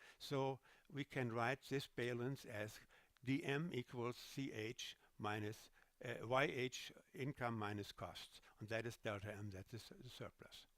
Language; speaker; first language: English; non-native, fluent; German